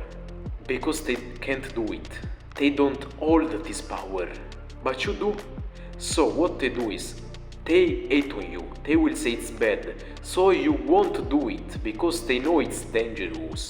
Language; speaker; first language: English; non-native, fluent; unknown